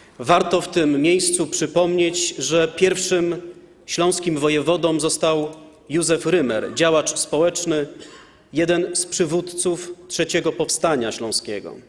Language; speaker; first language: Polish; native; Polish